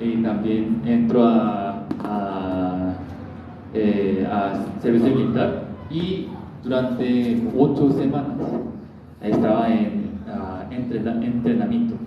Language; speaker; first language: Spanish; non-native, learner; Korean